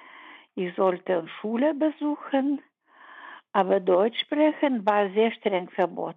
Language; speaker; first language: German; early bilingual, heritage; German